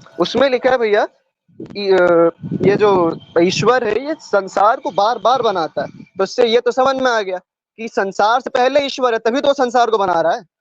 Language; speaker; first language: Hindi; native; Hindi